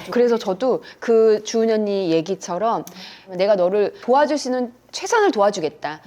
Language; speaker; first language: Korean; native; Korean